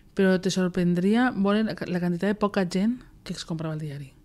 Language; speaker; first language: Catalan; native; Catalan